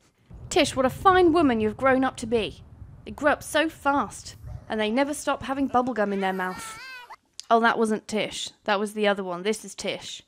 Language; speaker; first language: English; native; English